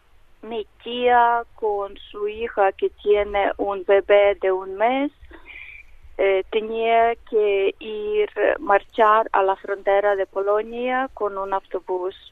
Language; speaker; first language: Spanish; non-native, learner; Ukrainian